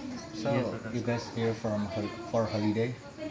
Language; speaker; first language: English; non-native, learner; Indonesian